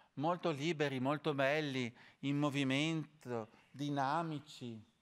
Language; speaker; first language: Italian; native; Italian